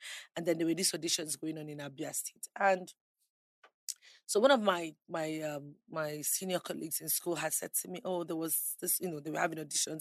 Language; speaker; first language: English; non-native, local second language; Ibibio